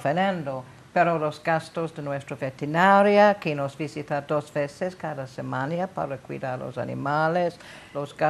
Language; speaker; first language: Spanish; non-native, learner; English